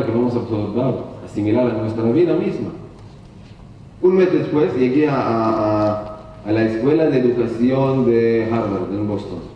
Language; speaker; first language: Spanish; non-native, learner; Hebrew